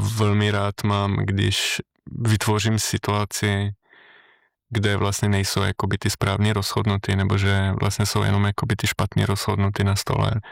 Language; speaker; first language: Czech; non-native, fluent; Slovenian